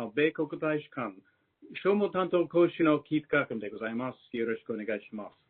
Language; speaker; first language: Japanese; non-native, learner; English